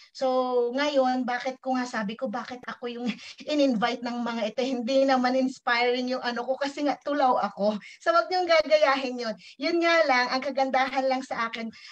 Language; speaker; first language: Filipino; non-native, local second language; Iloko